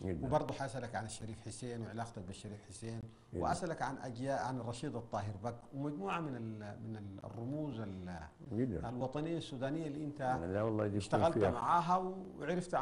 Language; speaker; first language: Arabic; native; Arabic